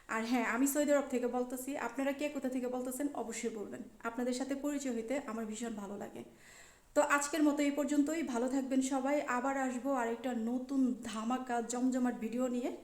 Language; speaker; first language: Bangla; native; Bangla